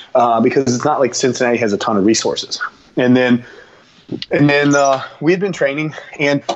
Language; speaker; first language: English; native; English